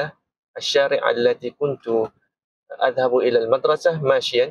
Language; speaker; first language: Arabic; non-native, fluent; Malay